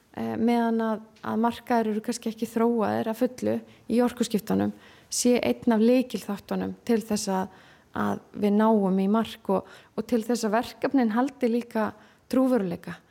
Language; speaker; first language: Icelandic; native; Icelandic